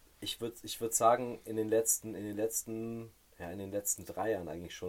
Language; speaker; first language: German; native; German